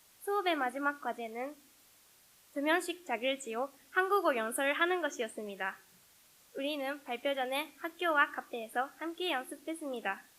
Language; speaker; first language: Korean; non-native, learner; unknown